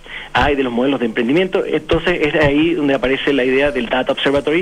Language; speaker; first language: Spanish; native; Spanish